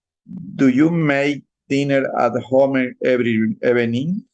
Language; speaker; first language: English; non-native, learner; Spanish